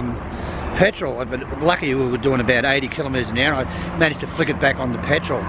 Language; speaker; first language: English; native; English